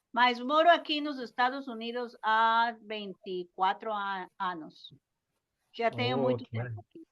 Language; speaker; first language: Portuguese; non-native, learner; Spanish